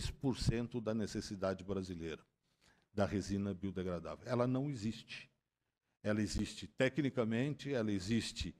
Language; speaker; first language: Portuguese; native; Portuguese